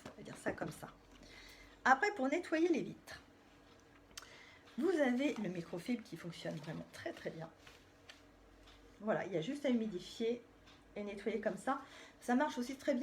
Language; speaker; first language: French; native; French